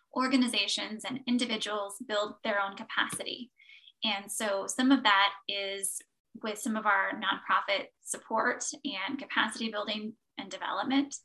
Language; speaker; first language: English; native; English